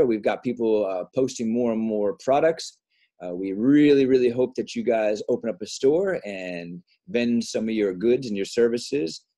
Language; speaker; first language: English; native; English